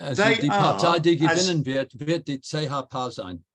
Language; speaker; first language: German; non-native, fluent; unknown